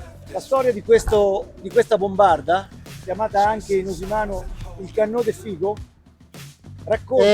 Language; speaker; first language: Italian; native; Italian